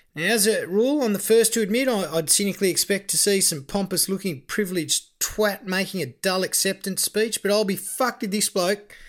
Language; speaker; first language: English; native; English